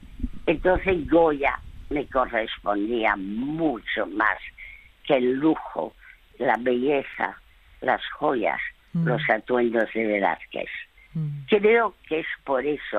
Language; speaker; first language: Spanish; early bilingual, other home language; French